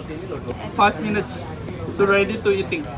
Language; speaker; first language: English; non-native, learner; Indonesian